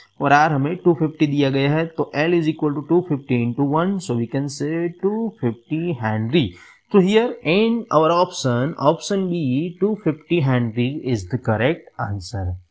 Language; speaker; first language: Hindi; non-native, local second language; Gujarati